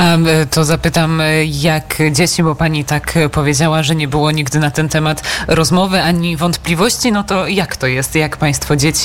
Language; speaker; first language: Polish; native; Polish